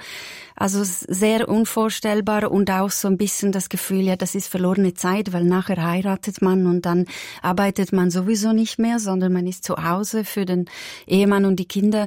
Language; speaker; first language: German; non-native, local second language; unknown